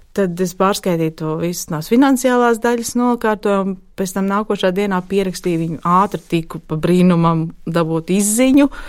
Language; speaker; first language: Latvian; native; Latvian